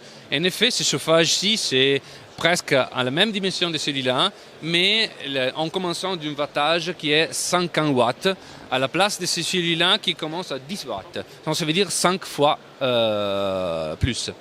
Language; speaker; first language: French; non-native, learner; Italian